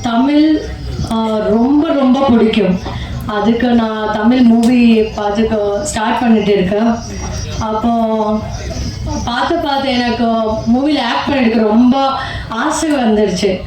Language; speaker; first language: Tamil; non-native, learner; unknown